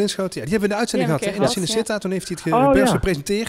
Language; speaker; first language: Dutch; native; Dutch